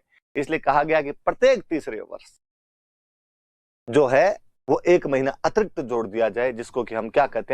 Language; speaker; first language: Hindi; native; Hindi